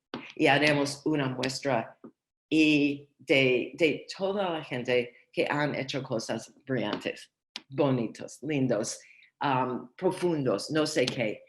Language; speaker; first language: Spanish; non-native, learner; English